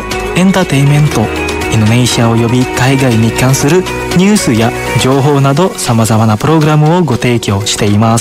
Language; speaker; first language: Japanese; non-native, fluent; Indonesian